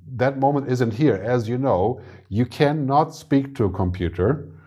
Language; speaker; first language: English; non-native, fluent; German